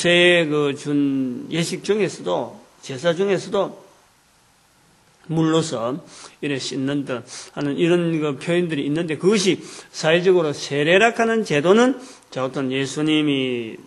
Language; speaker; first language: Korean; native; Korean